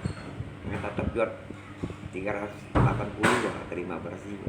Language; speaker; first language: Indonesian; non-native, local second language; Hakka Chinese